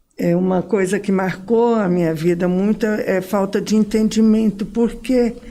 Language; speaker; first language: Portuguese; early bilingual, other home language; Arabic